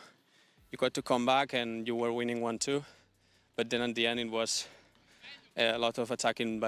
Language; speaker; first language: English; non-native, fluent; Spanish